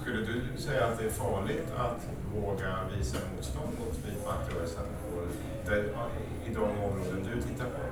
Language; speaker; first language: Swedish; native; Swedish